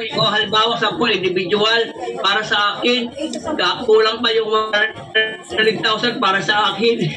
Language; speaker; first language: Filipino; non-native, local second language; Waray